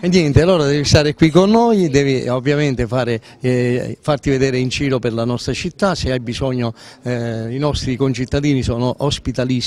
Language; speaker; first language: Italian; native; Italian